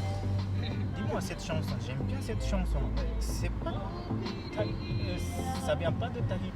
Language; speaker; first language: French; non-native, learner; Japanese